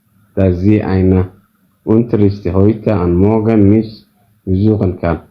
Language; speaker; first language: German; non-native, learner; Somali